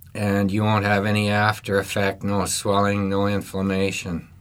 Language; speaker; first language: English; native; English